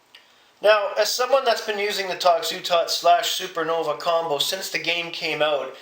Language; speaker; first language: English; native; English